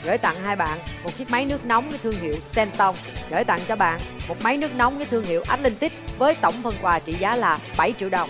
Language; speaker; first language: Vietnamese; native; Vietnamese